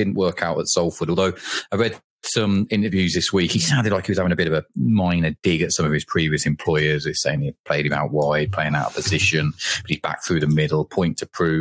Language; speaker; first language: English; native; English